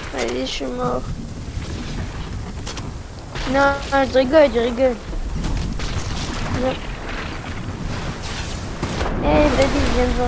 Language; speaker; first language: French; native; French